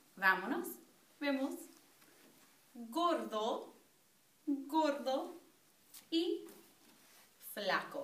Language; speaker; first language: Spanish; non-native, fluent; English